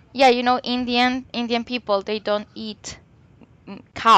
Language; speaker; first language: English; non-native, local second language; Spanish